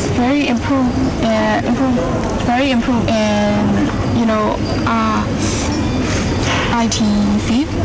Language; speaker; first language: English; non-native, learner; Burmese